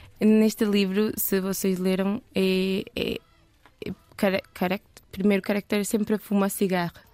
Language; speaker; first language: Portuguese; non-native, learner; Turkish